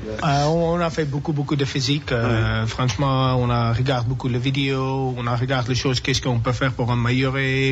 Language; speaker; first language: French; non-native, learner; English